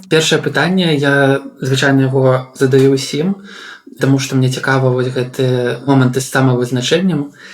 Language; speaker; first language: Belarusian; non-native, local second language; Russian